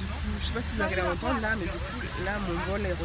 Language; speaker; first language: French; native; French